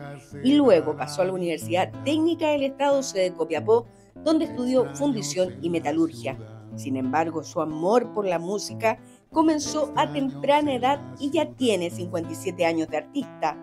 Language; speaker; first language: Spanish; native; Spanish